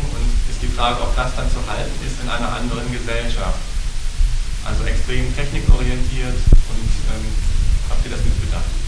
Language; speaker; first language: German; native; German